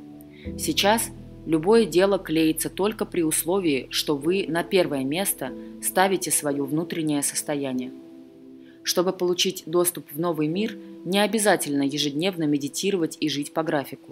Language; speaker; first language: Russian; native; Russian